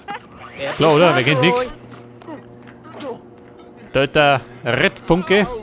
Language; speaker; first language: German; native; German